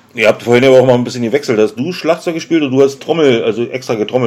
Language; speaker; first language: German; native; German